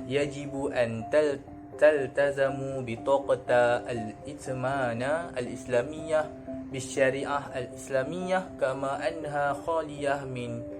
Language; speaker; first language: Arabic; non-native, learner; Malay